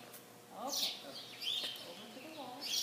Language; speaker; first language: English; native; English